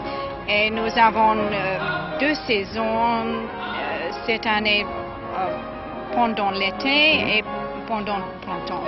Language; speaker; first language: French; non-native, learner; English